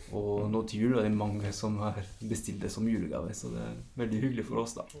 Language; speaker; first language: Norwegian; non-native, fluent; French